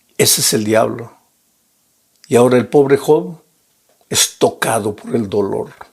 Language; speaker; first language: Spanish; native; Spanish